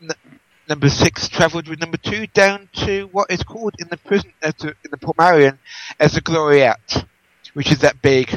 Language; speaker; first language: English; native; English